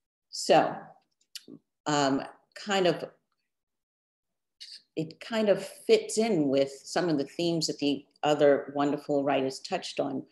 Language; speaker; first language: English; native; English